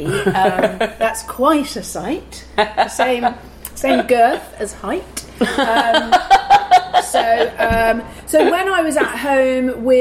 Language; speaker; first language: English; native; English